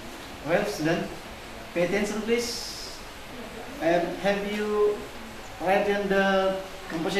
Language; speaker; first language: English; non-native, learner; Indonesian